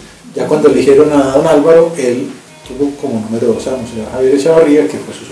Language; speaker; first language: Spanish; native; Spanish